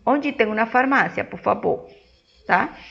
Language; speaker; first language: Portuguese; non-native, fluent; Spanish